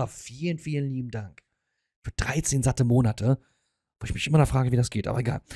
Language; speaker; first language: German; native; German